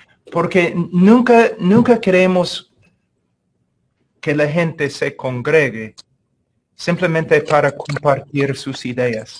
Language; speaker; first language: Spanish; non-native, fluent; English